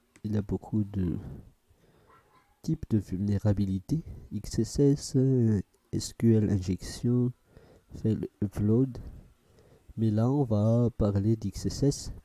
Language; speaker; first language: French; non-native, fluent; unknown